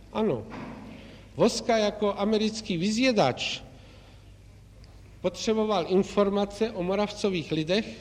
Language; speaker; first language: Czech; native; Czech